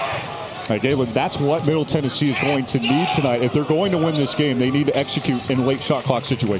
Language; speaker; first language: English; native; English